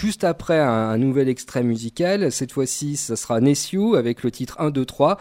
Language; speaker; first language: French; native; French